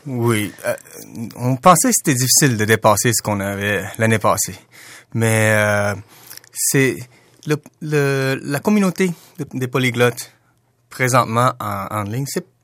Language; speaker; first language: French; non-native, fluent; Chinese